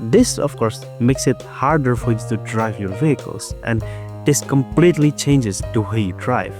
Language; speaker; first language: English; non-native, fluent; Indonesian